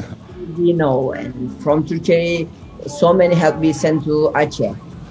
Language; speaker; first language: English; non-native, learner; Turkish